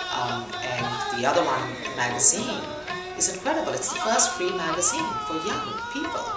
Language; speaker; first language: English; non-native, local second language; Urdu